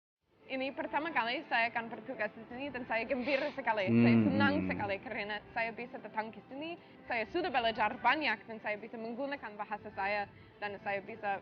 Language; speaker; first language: Indonesian; non-native, learner; English